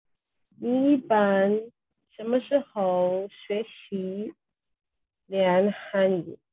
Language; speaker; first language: Chinese; non-native, learner; English